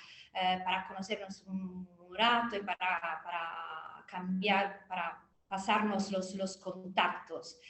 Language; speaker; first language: Spanish; non-native, fluent; Italian